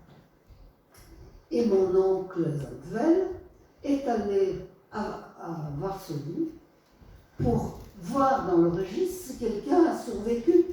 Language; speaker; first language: French; non-native, fluent; Polish